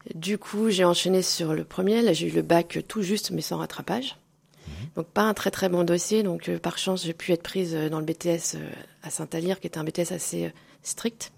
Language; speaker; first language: French; native; French